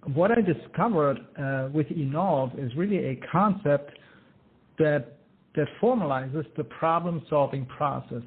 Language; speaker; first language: English; non-native, fluent; German